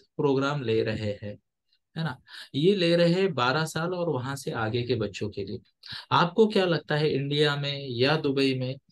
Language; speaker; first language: Hindi; non-native, local second language; Marathi